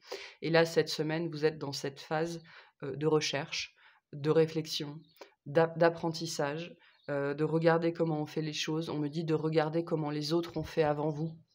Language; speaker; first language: French; native; French